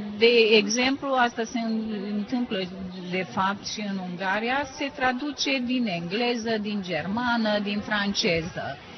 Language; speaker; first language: Romanian; non-native, local second language; Hungarian